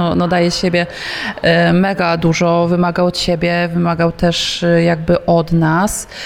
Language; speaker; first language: Polish; native; Polish